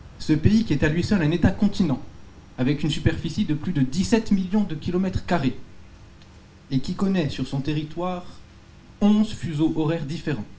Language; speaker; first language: French; native; French